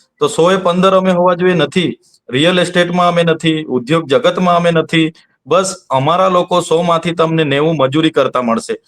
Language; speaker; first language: Gujarati; non-native, local second language; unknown